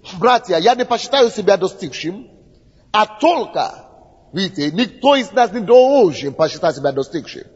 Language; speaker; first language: Russian; non-native, fluent; Yoruba